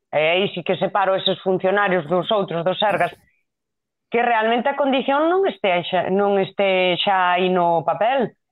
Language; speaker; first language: Galician; non-native, local second language; Spanish